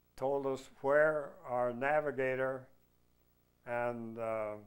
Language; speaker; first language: English; native; English